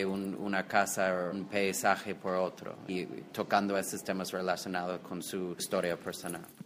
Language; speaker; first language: Spanish; non-native, fluent; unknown